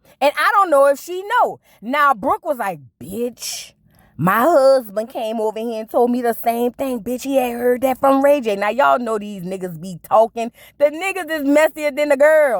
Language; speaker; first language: English; native; English